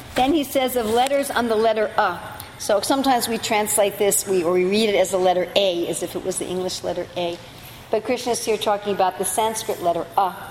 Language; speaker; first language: English; native; English